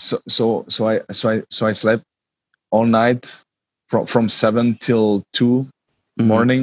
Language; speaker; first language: English; non-native, learner; Czech